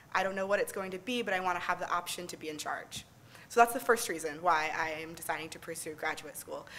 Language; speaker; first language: English; native; English